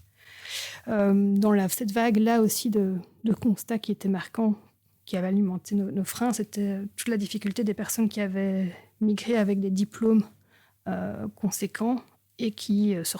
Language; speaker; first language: French; native; French